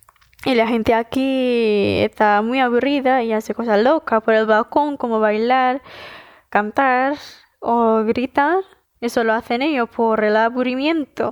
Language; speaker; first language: Spanish; non-native, fluent; Indonesian